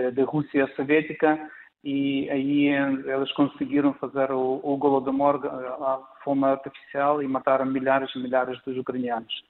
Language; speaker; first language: Portuguese; non-native, fluent; Ukrainian